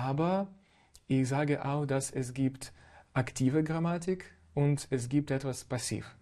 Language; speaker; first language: German; non-native, fluent; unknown